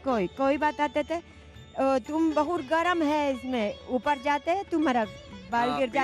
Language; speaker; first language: Hindi; non-native, learner; Spanish